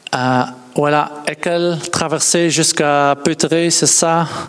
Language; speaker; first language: French; non-native, learner; Dutch